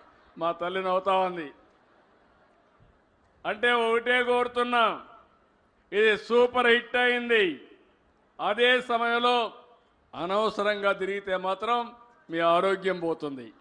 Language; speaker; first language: Telugu; native; Telugu